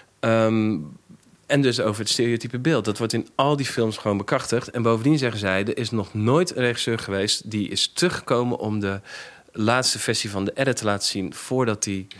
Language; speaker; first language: Dutch; native; Dutch